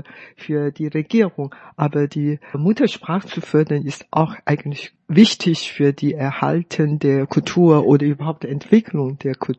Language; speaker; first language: German; non-native, fluent; Hakka Chinese